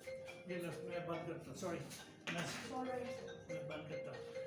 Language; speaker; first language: Hindi; non-native, fluent; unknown